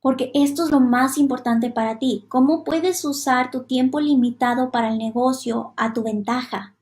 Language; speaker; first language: Spanish; non-native, fluent; Hungarian